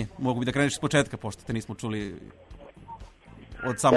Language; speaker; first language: Serbian; native; Serbian